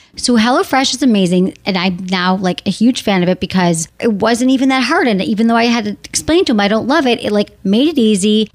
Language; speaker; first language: English; native; English